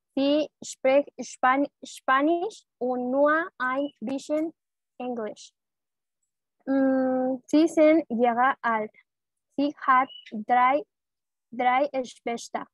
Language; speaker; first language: German; non-native, learner; Spanish